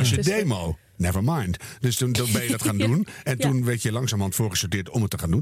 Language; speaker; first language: Dutch; native; Dutch